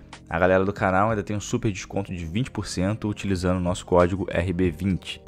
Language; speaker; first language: Portuguese; native; Portuguese